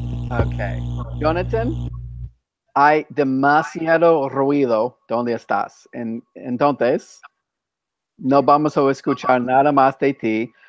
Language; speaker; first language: Spanish; non-native, fluent; English